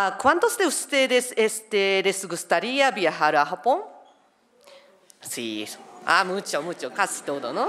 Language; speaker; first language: Spanish; non-native, fluent; Japanese